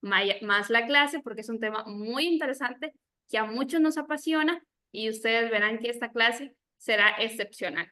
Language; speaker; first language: Spanish; native; Spanish